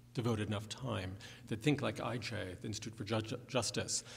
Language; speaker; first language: English; native; English